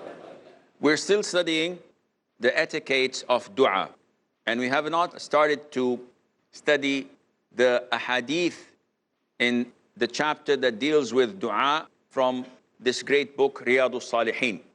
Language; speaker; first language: English; non-native, fluent; Arabic